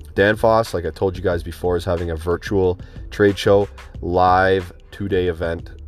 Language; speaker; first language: English; native; English